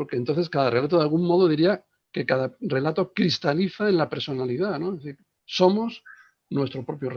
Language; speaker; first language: Spanish; native; Spanish